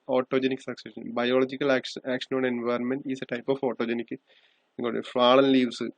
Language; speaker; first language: English; non-native, local second language; Malayalam